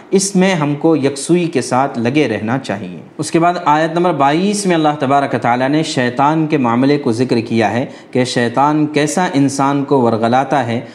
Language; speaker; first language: Urdu; native; Urdu